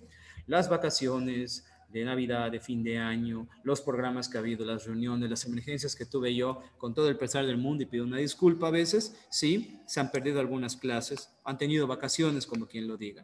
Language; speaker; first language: Spanish; native; Spanish